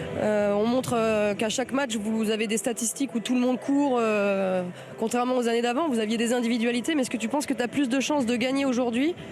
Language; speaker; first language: French; native; French